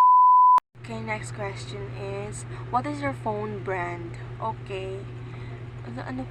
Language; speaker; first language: English; non-native, learner; Filipino